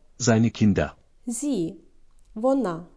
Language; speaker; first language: German; non-native, fluent; Ukrainian